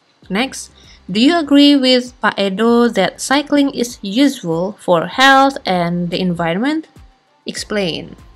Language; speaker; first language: English; non-native, fluent; Indonesian